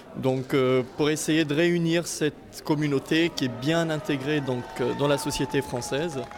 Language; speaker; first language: French; non-native, local second language; Arabic